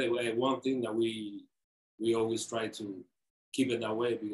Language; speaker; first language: English; non-native, fluent; Spanish